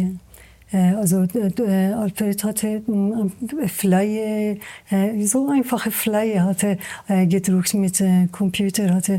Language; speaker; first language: German; non-native, learner; Persian